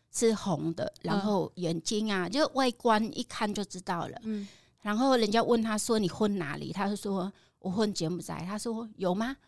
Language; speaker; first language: Chinese; non-native, fluent; Khmer